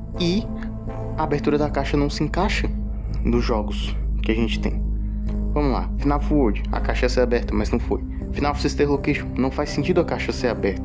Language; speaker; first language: Portuguese; native; Portuguese